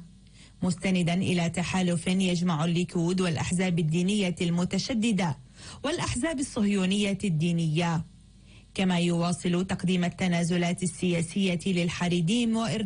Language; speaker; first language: Arabic; native; Arabic